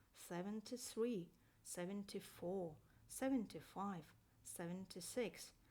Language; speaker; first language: English; non-native, fluent; Azerbaijani